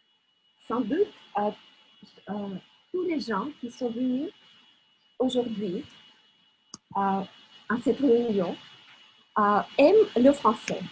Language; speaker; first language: French; non-native, fluent; Russian